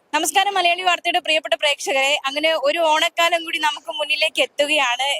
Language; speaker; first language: Malayalam; native; Malayalam